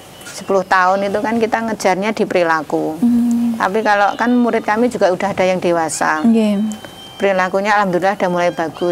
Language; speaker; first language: Indonesian; native; Indonesian